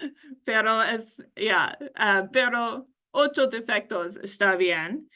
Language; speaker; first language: Spanish; non-native, learner; English